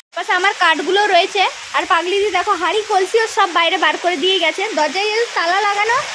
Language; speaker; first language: Bangla; non-native, local second language; Santali